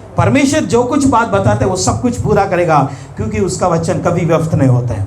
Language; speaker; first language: Hindi; non-native, local second language; Tamil